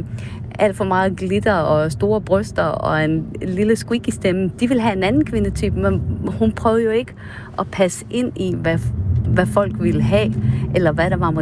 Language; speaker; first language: Danish; native; Danish